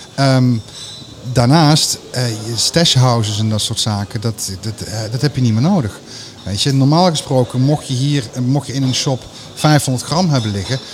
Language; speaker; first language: Dutch; native; Dutch